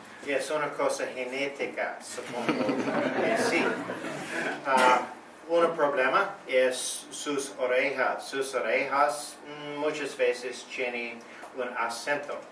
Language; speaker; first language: Spanish; non-native, learner; English